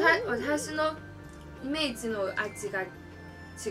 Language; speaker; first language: Japanese; non-native, learner; Chinese